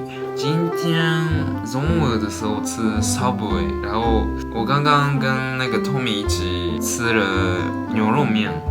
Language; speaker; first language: Chinese; non-native, fluent; Japanese